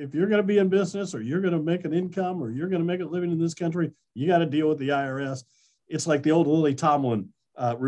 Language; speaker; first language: English; native; English